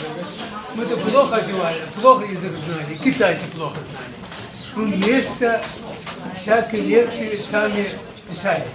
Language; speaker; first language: Russian; non-native, local second language; Tuvinian